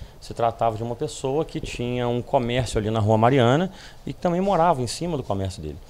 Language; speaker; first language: Portuguese; native; Portuguese